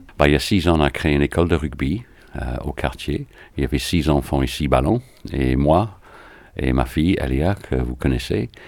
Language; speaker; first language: French; non-native, fluent; English